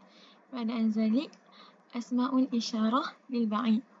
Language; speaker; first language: Arabic; non-native, learner; Malay